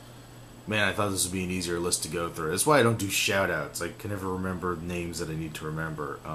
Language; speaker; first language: English; native; English